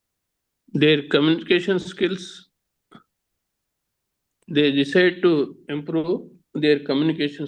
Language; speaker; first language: English; non-native, learner; Telugu